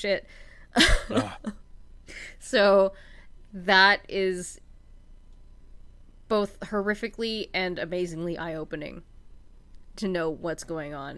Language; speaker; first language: English; native; English